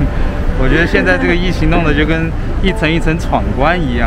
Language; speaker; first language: Chinese; native; Chinese